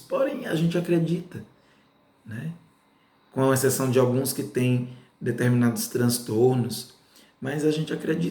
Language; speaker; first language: Portuguese; native; Portuguese